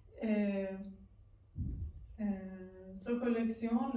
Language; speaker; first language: French; non-native, learner; Persian